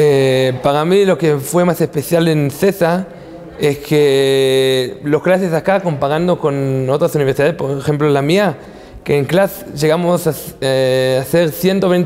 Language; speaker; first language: Spanish; non-native, fluent; Hebrew